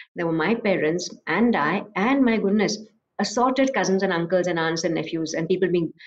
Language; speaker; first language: English; non-native, local second language; Assamese